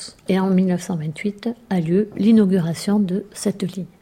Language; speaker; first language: French; native; French